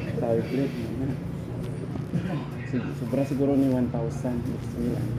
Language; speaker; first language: Filipino; non-native, local second language; Cebuano